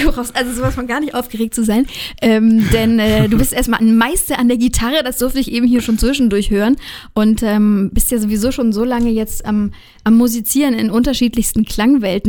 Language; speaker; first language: German; native; German